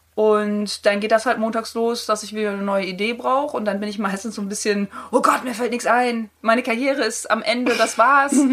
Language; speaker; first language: German; native; German